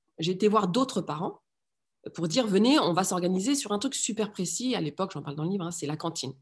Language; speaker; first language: French; early bilingual, other home language; Riffian